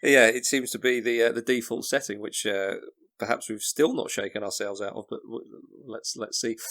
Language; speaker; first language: English; native; English